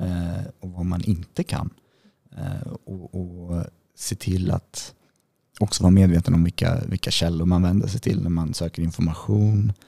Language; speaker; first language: Swedish; native; Swedish